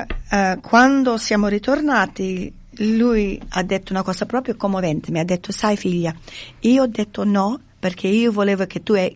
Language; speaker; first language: Italian; non-native, fluent; English